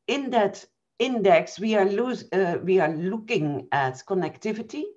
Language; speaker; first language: English; non-native, fluent; Dutch